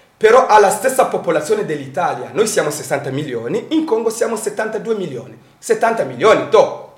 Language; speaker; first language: Italian; non-native, fluent; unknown